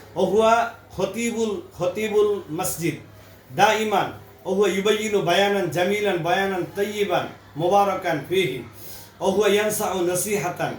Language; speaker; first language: Arabic; non-native, learner; Bangla